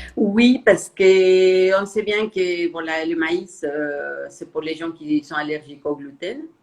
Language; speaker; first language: French; non-native, fluent; Spanish